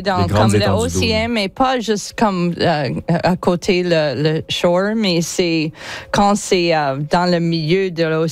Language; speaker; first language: French; non-native, learner; English